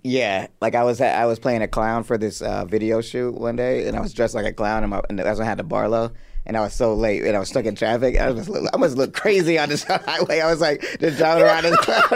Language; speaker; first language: English; native; English